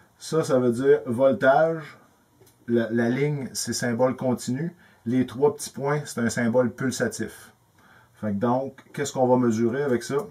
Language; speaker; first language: French; native; French